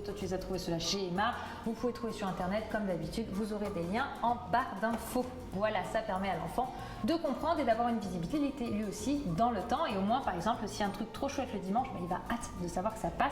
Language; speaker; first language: French; native; French